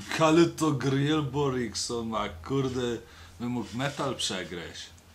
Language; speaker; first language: Polish; early bilingual, heritage; Polish